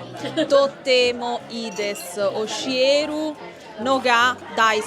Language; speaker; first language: Japanese; non-native, learner; Italian